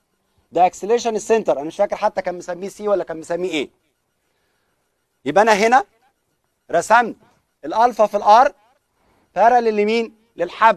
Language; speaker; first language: Arabic; native; Arabic